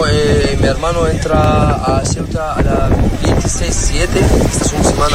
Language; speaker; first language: Spanish; non-native, learner; Arabic